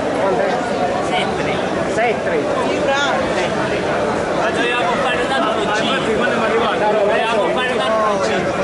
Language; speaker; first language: Italian; native; Italian